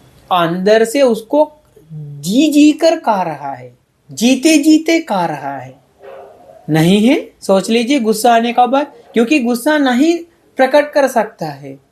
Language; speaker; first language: Hindi; non-native, fluent; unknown